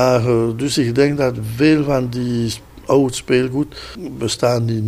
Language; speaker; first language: Dutch; non-native, local second language; French